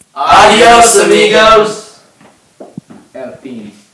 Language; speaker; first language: Spanish; non-native, learner; English